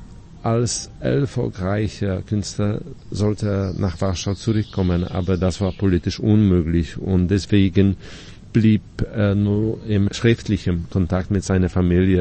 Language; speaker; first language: German; non-native, fluent; Polish